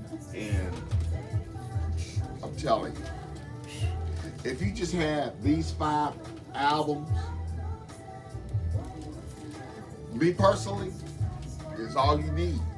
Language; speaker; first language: English; native; English